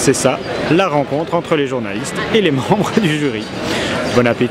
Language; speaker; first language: French; native; French